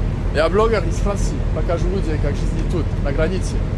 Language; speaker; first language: Russian; non-native, learner; French